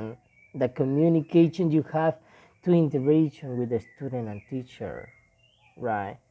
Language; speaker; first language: English; non-native, learner; Spanish